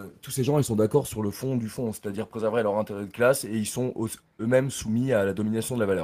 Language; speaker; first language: French; native; French